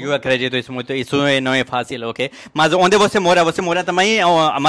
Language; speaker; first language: Portuguese; non-native, learner; Punjabi